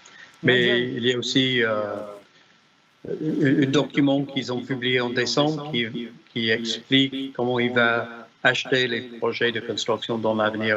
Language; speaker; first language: French; non-native, fluent; English